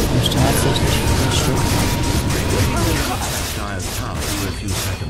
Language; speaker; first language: German; native; German